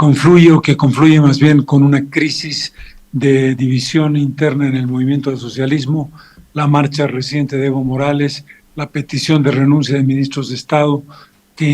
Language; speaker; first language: Spanish; native; Spanish